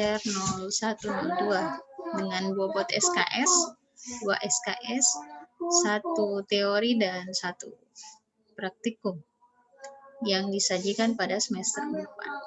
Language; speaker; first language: Indonesian; native; Indonesian